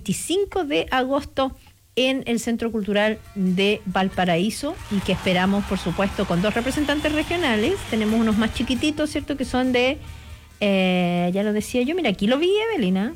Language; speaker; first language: Spanish; native; Spanish